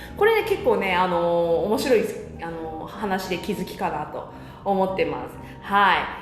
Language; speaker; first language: Japanese; native; Japanese